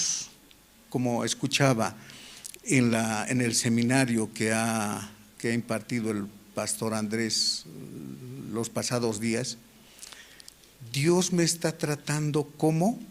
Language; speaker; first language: Spanish; native; Spanish